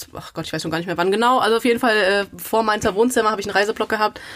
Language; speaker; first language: German; native; German